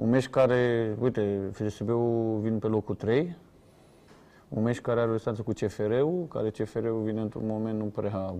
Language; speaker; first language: Romanian; native; Romanian